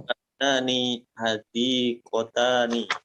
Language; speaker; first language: Arabic; non-native, learner; Indonesian